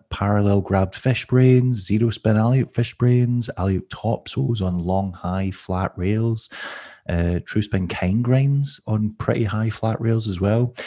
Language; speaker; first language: English; native; English